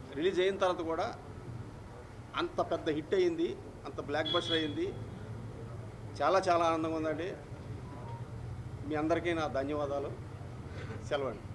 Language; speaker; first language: Telugu; native; Telugu